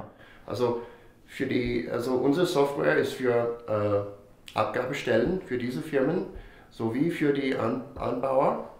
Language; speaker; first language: German; non-native, fluent; English